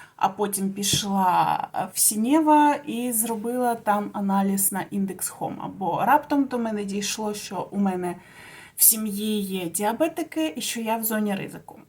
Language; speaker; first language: Ukrainian; non-native, local second language; Russian